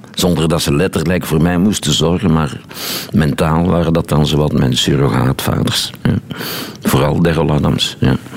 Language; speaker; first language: Dutch; native; Dutch